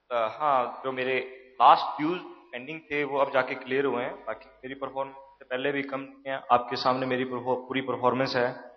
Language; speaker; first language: Hindi; native; Hindi